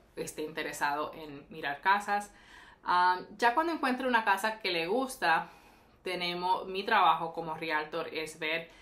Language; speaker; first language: Spanish; early bilingual, heritage; Spanish